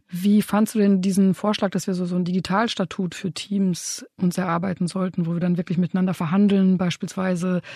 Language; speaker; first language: German; native; German